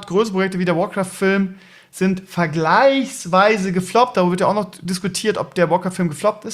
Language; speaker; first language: German; native; German